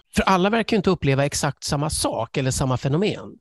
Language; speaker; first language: Swedish; early bilingual, other home language; English